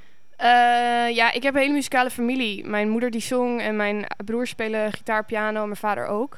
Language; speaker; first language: Dutch; native; Dutch